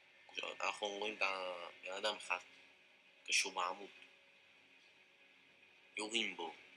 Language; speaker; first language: Hebrew; non-native, learner; Arabic